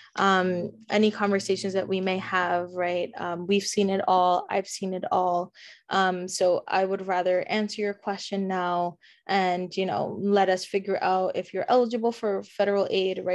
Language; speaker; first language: English; early bilingual, other home language; Spanish